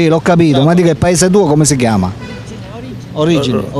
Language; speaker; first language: Italian; native; Italian